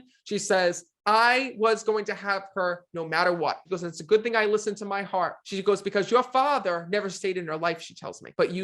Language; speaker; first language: English; native; English